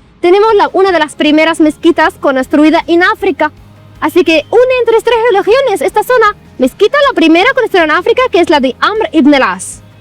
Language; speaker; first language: Spanish; non-native, fluent; Arabic